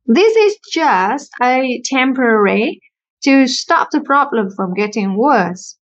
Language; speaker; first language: English; non-native, fluent; Vietnamese